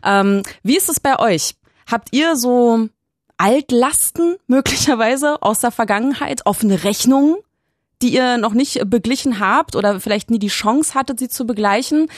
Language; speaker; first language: German; native; German